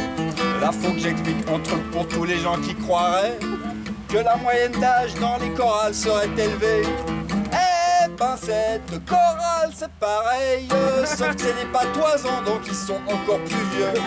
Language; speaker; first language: French; native; French